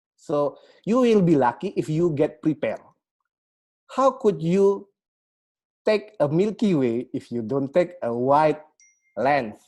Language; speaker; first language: English; non-native, learner; Indonesian